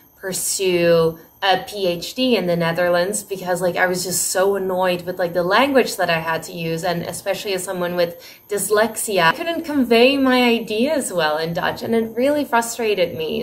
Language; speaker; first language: English; early bilingual, other home language; Dutch